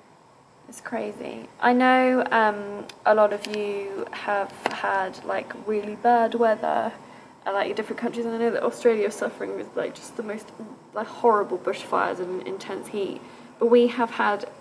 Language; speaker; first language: English; native; English